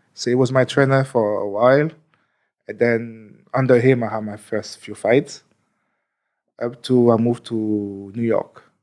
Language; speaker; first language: English; non-native, fluent; French